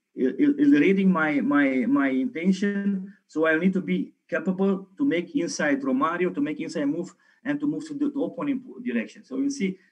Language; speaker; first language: English; non-native, fluent; Romanian